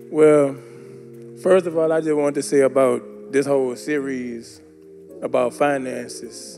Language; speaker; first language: English; native; English